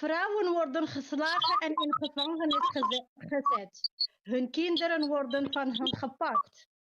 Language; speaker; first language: Dutch; non-native, learner; Arabic